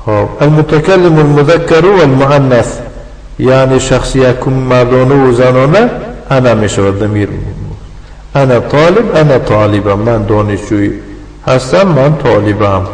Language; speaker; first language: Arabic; non-native, fluent; Tajik